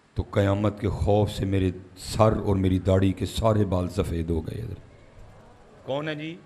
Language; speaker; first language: Urdu; non-native, local second language; Punjabi